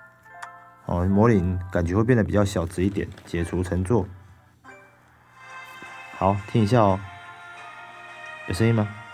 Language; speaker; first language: Chinese; native; Chinese